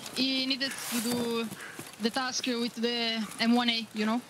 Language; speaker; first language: English; non-native, learner; Italian